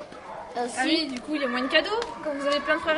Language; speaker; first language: French; native; French